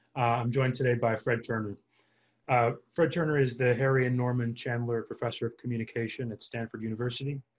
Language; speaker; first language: English; native; English